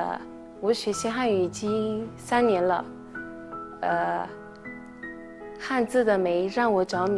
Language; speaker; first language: Chinese; non-native, learner; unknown